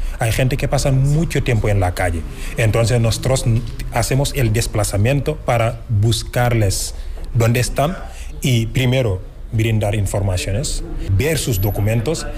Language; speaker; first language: Spanish; non-native, fluent; Wolof